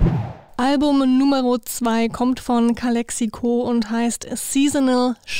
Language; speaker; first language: German; native; German